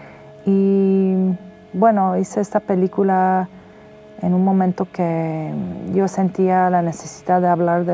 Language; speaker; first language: Spanish; non-native, fluent; Persian